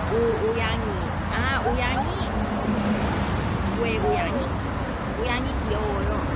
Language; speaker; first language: Korean; non-native, learner; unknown